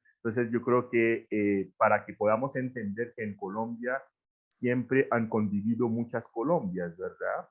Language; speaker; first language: Spanish; non-native, fluent; Haitian Creole